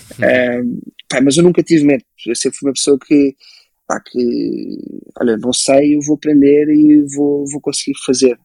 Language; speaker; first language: Portuguese; early bilingual, other home language; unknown